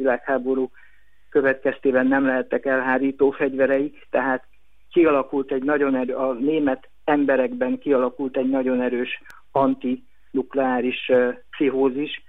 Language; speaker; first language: Hungarian; native; Hungarian